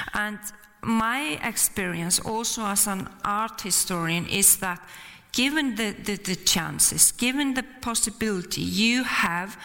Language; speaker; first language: English; non-native, fluent; Icelandic